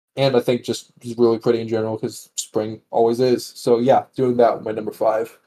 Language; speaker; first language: English; native; English